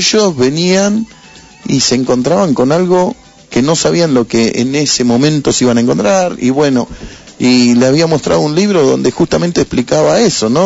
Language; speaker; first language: Spanish; native; Spanish